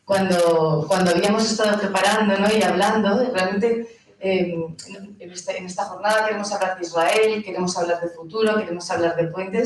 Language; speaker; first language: Spanish; native; Spanish